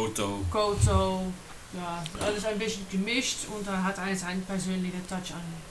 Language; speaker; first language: German; non-native, fluent; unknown